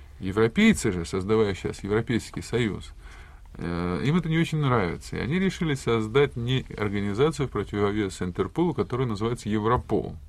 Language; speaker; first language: Russian; native; Russian